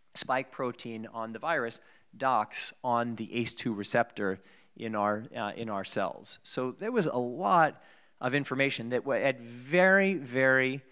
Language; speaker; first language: English; native; English